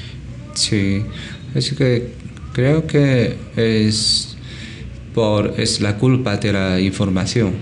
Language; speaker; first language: Spanish; non-native, learner; Chinese